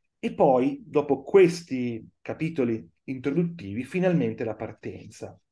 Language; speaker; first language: Italian; native; Italian